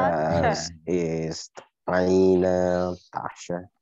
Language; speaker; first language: German; non-native, learner; Indonesian